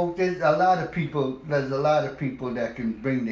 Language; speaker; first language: English; native; English